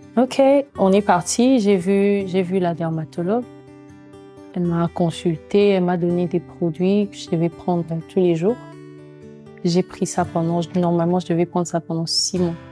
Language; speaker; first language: French; non-native, local second language; Lingala